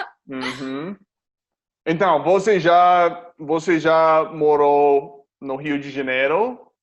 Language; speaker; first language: Portuguese; non-native, fluent; English